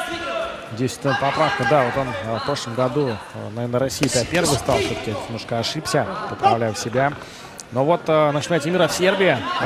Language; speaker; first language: Russian; native; Russian